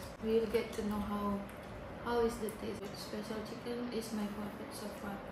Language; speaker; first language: English; non-native, learner; Indonesian